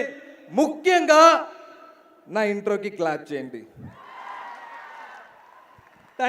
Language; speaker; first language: Telugu; non-native, learner; Malayalam